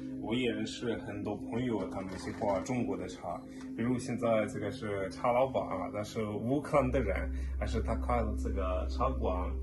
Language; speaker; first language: Chinese; non-native, learner; Ukrainian